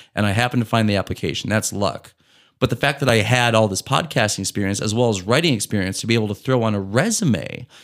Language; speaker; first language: English; native; English